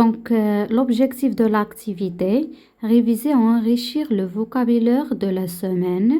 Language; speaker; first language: French; non-native, local second language; Arabic